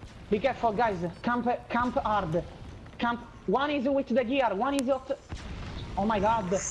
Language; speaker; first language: English; non-native, learner; Italian